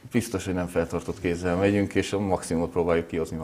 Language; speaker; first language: Hungarian; native; Hungarian